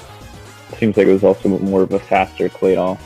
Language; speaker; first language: English; native; English